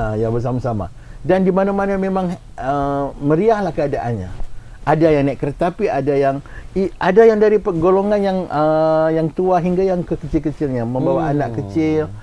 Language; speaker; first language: Malay; native; Malay